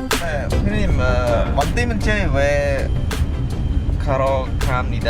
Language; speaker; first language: Korean; non-native, learner; Khmer